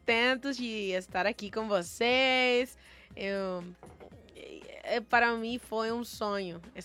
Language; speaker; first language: Portuguese; non-native, learner; Spanish